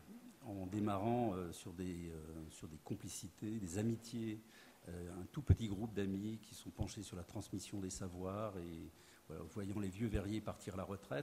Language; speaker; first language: French; native; French